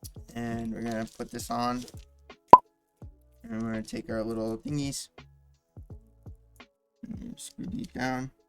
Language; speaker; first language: English; native; English